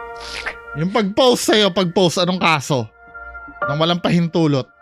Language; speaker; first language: Filipino; native; Filipino